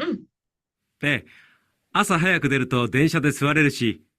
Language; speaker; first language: Japanese; non-native, learner; Indonesian